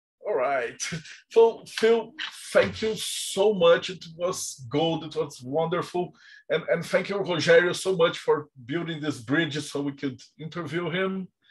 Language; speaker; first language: English; non-native, fluent; Portuguese